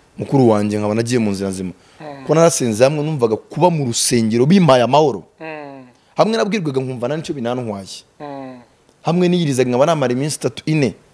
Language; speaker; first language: Kinyarwanda; early bilingual, heritage; Kinyarwanda